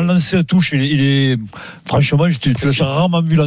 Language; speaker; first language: French; native; French